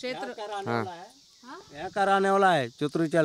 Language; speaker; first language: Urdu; non-native, local second language; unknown